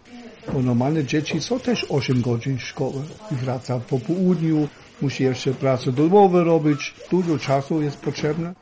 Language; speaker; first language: Polish; non-native, learner; German